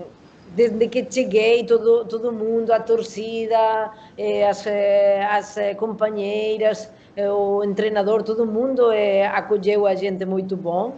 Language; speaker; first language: Portuguese; non-native, learner; Spanish